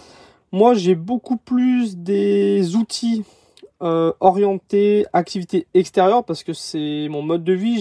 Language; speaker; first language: French; native; French